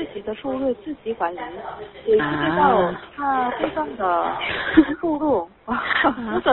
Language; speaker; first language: Chinese; non-native, learner; Korean